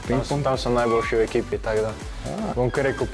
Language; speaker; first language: Slovenian; native; Slovenian